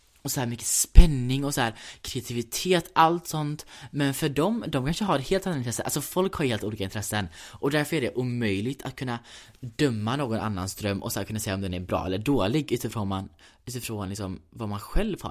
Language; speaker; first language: Swedish; early bilingual, heritage; Swedish